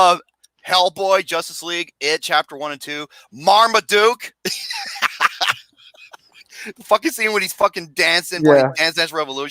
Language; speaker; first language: English; native; English